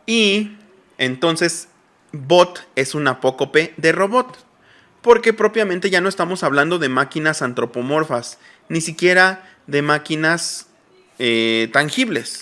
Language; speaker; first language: Spanish; native; Spanish